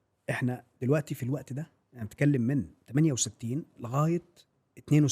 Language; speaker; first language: Arabic; native; Arabic